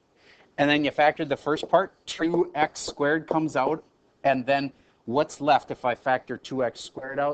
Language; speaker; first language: English; native; English